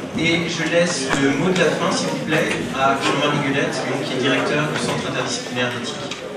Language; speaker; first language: French; native; French